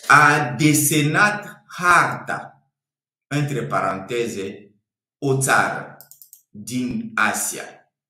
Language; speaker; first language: Romanian; non-native, fluent; French